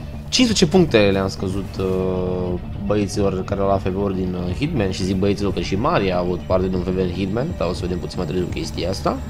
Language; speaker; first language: Romanian; native; Romanian